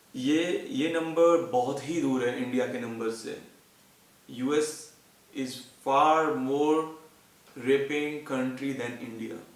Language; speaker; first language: Hindi; native; Hindi